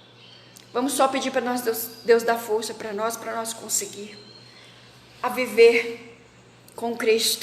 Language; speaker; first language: Portuguese; native; Portuguese